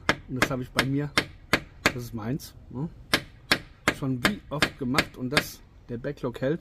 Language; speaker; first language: German; native; German